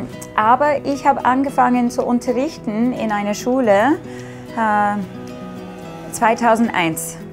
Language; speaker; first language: German; non-native, fluent; English